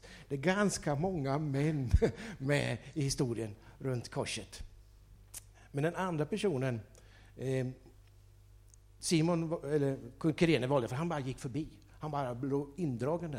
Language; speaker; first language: Swedish; native; Swedish